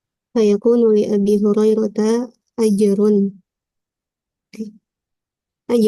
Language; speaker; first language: Arabic; non-native, learner; Indonesian